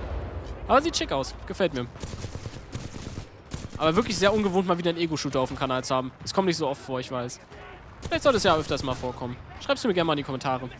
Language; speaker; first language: German; native; German